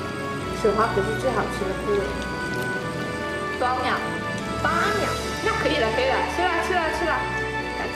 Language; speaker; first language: Chinese; non-native, local second language; Cantonese